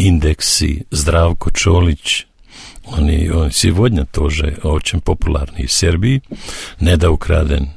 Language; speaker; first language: Russian; non-native, learner; Serbian